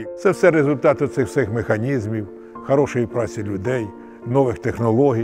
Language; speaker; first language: Ukrainian; native; Ukrainian